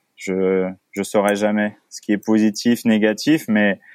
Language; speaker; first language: French; native; French